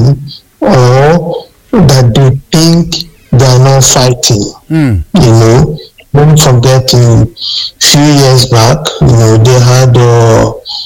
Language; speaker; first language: English; non-native, local second language; Yoruba